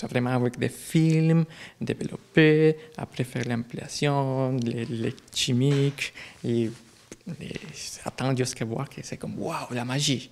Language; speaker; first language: French; non-native, learner; Spanish